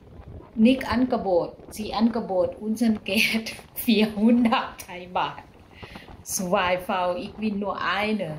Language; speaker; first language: German; non-native, learner; Thai